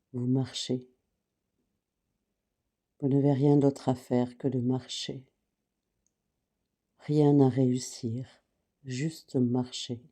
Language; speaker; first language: French; native; French